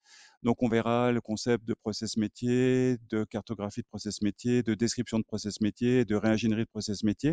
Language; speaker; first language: French; native; French